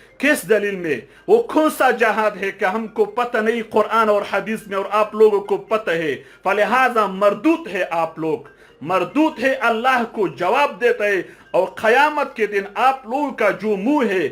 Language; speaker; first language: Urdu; non-native, fluent; Pashto